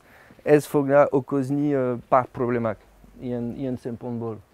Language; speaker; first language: Hungarian; non-native, learner; French